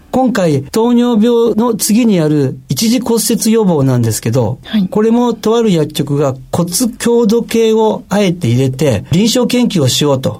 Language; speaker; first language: Japanese; native; Japanese